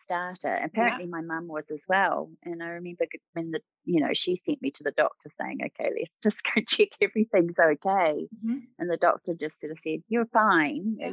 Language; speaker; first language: English; native; English